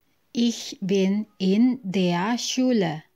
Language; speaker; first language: German; non-native, fluent; Indonesian